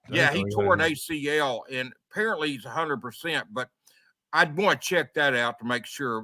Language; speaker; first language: English; native; English